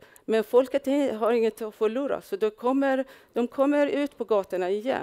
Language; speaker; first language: Swedish; non-native, fluent; Persian